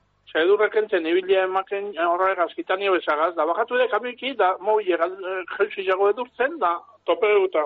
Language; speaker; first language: Basque; native; Basque